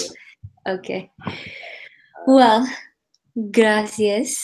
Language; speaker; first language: Spanish; non-native, learner; English